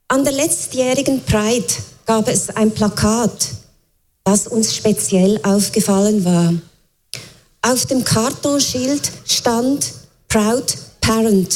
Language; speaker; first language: German; native; German